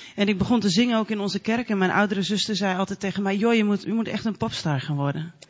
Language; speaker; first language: Dutch; native; Dutch